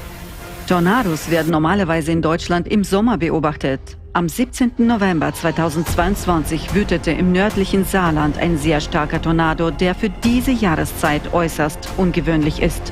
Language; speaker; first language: German; native; German